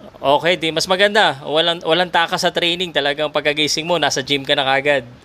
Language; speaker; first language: Filipino; native; Filipino